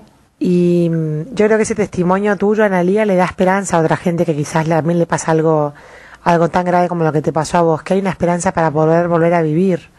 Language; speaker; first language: Spanish; native; Spanish